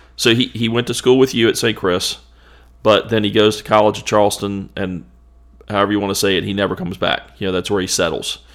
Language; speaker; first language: English; native; English